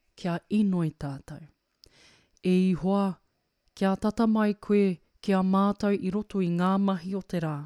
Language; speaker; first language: Māori; non-native, local second language; English